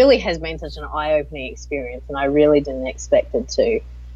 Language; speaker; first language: English; native; English